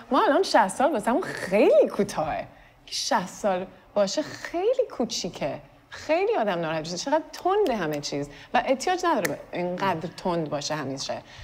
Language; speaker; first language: Persian; early bilingual, heritage; Persian